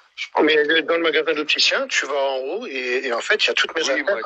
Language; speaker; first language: French; native; French